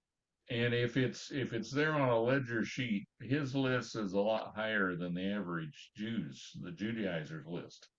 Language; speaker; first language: English; native; English